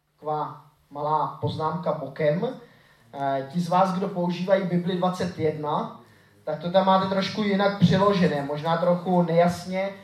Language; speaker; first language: Czech; native; Czech